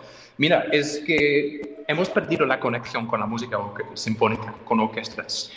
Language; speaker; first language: Spanish; non-native, fluent; English